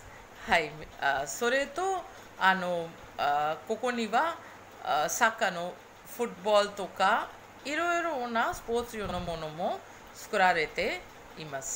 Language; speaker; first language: Japanese; non-native, fluent; Hindi